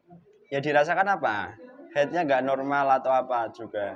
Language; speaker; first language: Indonesian; native; Indonesian